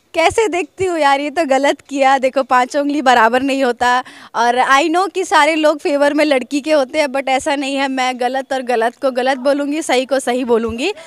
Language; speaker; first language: Hindi; native; Hindi